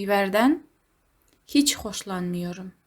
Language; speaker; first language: Turkish; non-native, fluent; Kazakh